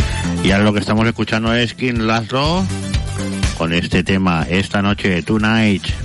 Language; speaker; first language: Spanish; native; Spanish